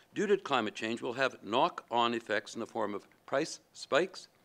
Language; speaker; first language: English; native; English